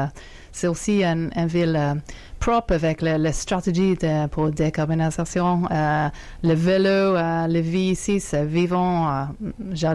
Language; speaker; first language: French; non-native, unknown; English